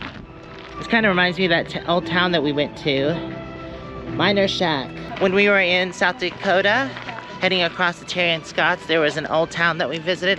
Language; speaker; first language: English; native; English